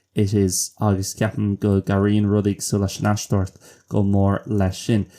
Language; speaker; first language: Irish; non-native, local second language; English